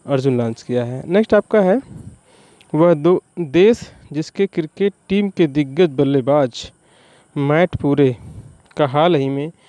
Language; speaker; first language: Hindi; native; Hindi